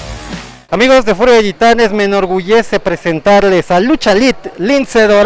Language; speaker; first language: Spanish; native; Spanish